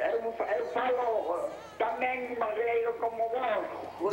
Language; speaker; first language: Portuguese; non-native, learner; Spanish